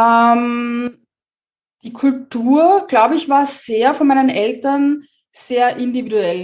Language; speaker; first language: German; native; German